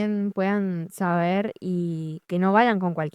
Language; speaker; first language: Spanish; native; Spanish